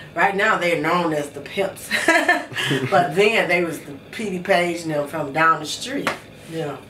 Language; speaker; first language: English; native; English